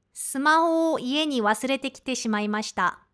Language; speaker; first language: Japanese; non-native, fluent; Korean